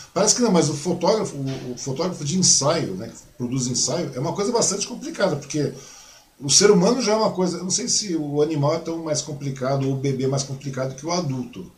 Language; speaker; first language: Portuguese; early bilingual, other home language; Chinese